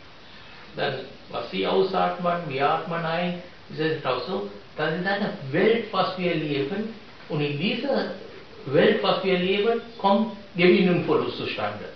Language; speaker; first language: German; non-native, fluent; Sinhala